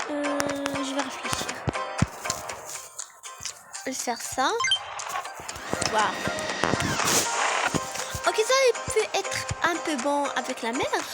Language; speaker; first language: French; non-native, learner; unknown